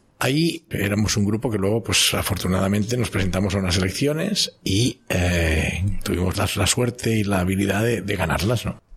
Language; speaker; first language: Spanish; non-native, local second language; Catalan